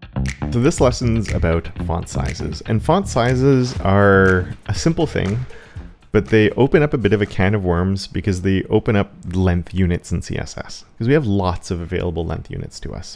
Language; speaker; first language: English; native; English